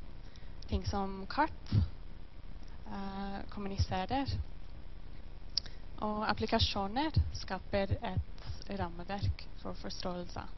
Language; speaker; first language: Norwegian; non-native, learner; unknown